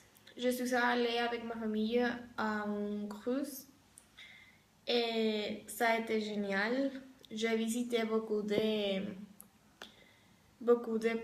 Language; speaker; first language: French; non-native, learner; Spanish